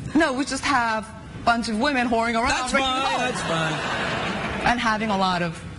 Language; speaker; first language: English; early bilingual, other home language; Korean